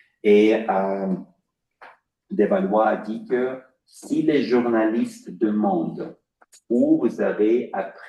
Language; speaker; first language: French; non-native, fluent; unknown